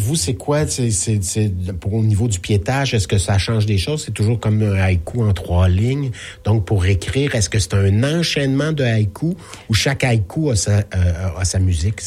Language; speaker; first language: French; native; French